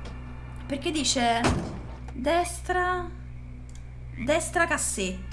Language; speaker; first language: Italian; native; Italian